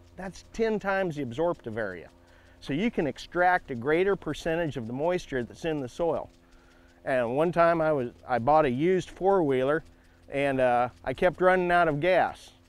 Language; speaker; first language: English; native; English